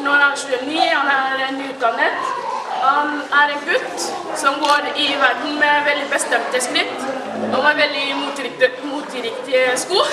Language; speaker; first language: Norwegian; early bilingual, other home language; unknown